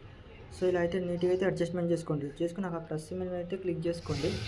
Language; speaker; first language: Telugu; native; Telugu